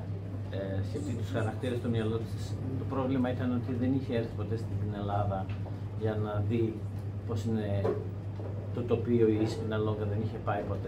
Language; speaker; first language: Greek; native; Greek